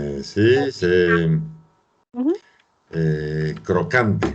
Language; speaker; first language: French; non-native, learner; Spanish